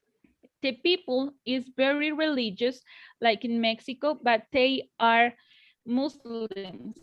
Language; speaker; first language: English; non-native, learner; Spanish